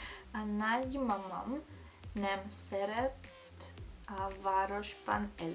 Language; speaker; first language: Hungarian; non-native, learner; Italian